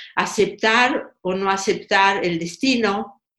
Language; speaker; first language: Spanish; native; Spanish